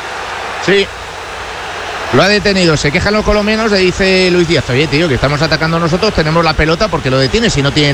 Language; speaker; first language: Spanish; native; Spanish